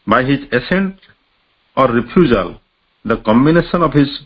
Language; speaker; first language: English; non-native, local second language; Odia